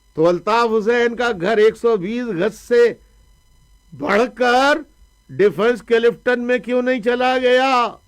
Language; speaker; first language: Urdu; native; Urdu